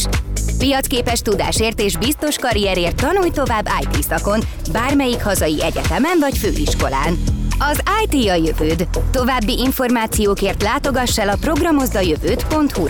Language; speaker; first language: Hungarian; native; Hungarian